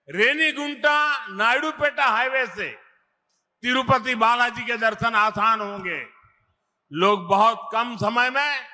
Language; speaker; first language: Hindi; non-native, local second language; Gujarati